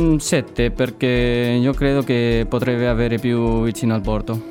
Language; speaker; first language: Italian; non-native, learner; Spanish